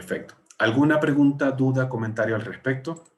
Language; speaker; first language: Spanish; native; Spanish